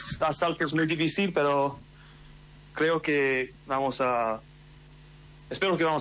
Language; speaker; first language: Spanish; early bilingual, heritage; English